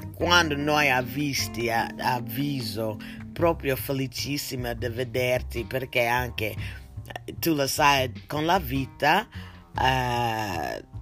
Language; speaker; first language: Italian; non-native, learner; English